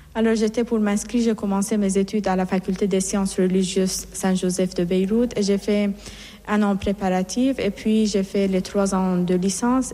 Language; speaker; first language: French; non-native, fluent; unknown